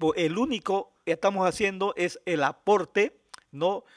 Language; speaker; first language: Spanish; native; Spanish